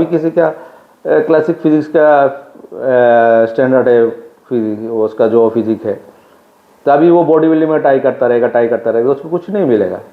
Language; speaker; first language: Hindi; non-native, local second language; Bangla